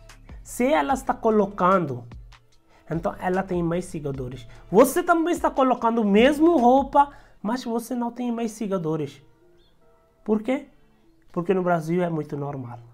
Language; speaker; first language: Portuguese; non-native, learner; Hindi